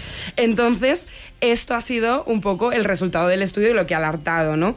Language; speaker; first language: Spanish; native; Spanish